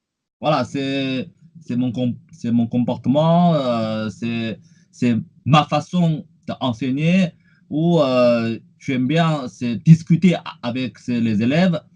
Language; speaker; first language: French; non-native, fluent; Chinese